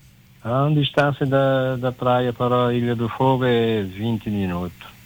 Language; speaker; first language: Portuguese; non-native, local second language; Kabuverdianu